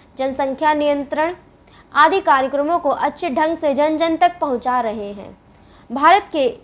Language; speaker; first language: Hindi; native; Hindi